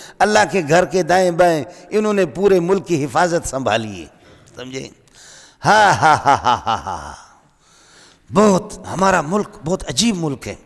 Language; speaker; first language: Urdu; non-native, local second language; Brahui